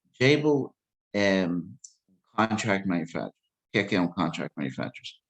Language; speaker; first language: Portuguese; early bilingual, heritage; English